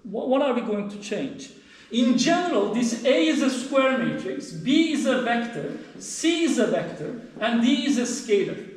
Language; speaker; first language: English; non-native, fluent; Turkish